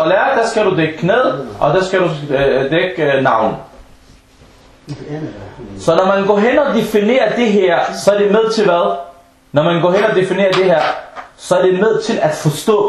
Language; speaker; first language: Danish; early bilingual, other home language; Arabic